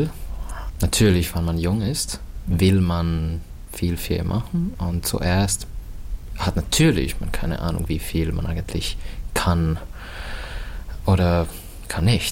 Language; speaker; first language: German; non-native, fluent; Finnish